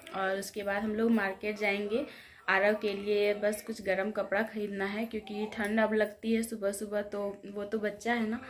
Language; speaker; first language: Hindi; native; Hindi